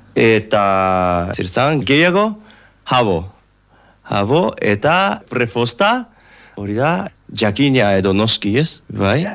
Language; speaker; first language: Basque; non-native, fluent; Japanese